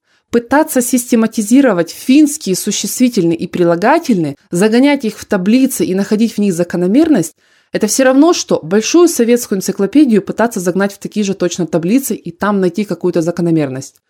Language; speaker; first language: Russian; native; Russian